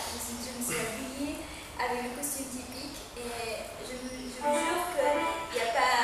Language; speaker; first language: French; non-native, fluent; Spanish